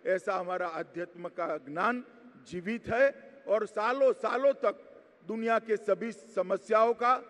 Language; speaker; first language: Hindi; non-native, local second language; Gujarati